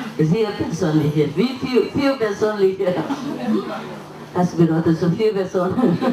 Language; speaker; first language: German; non-native, learner; Vietnamese